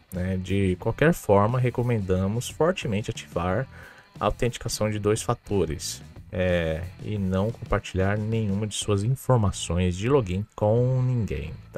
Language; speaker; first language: Portuguese; native; Portuguese